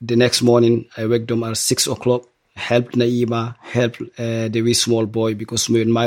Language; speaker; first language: English; non-native, local second language; Hausa